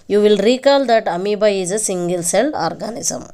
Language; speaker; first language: English; non-native, local second language; Telugu